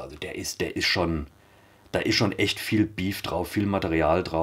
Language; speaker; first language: German; native; German